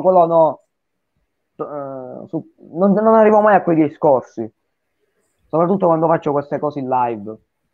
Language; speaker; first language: Italian; native; Italian